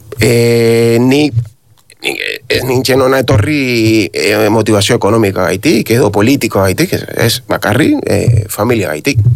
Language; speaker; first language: Basque; non-native, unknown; Spanish